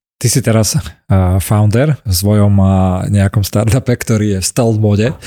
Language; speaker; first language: Slovak; native; Slovak